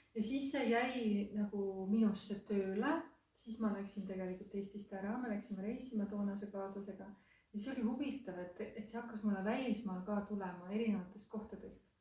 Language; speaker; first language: Estonian; native; Estonian